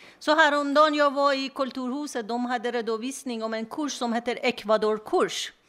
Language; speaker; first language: Swedish; non-native, fluent; Persian